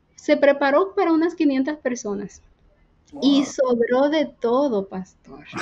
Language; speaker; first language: Spanish; native; Spanish